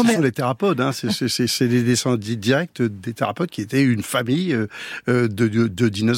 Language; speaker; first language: French; native; French